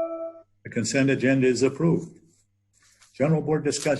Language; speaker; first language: English; native; English